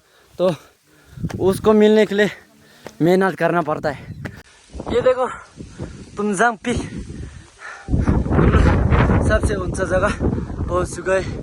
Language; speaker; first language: Hindi; non-native, local second language; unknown